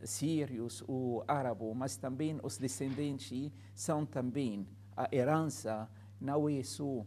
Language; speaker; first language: Portuguese; non-native, fluent; Arabic